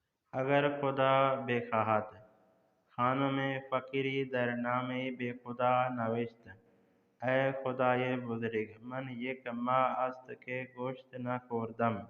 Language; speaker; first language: Persian; non-native, fluent; Urdu